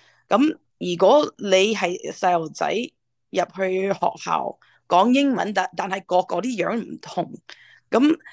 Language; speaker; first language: Cantonese; early bilingual, heritage; English